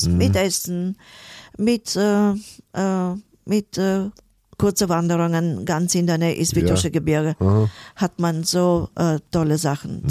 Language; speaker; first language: German; non-native, fluent; Bulgarian